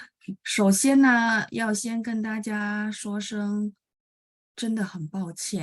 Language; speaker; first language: Chinese; non-native, fluent; Indonesian